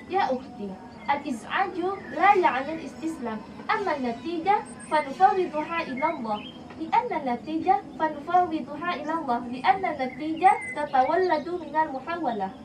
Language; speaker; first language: Arabic; non-native, fluent; Indonesian